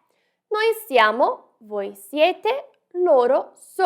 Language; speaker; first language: Italian; non-native, fluent; Portuguese